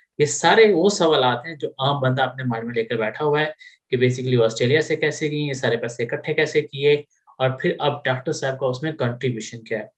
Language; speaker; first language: Urdu; native; Urdu